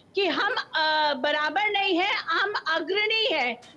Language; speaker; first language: Hindi; native; Hindi